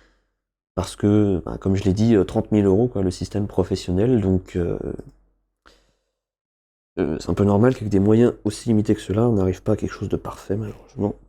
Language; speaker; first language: French; native; French